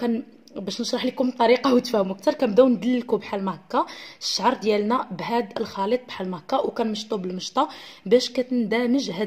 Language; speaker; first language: Arabic; native; Arabic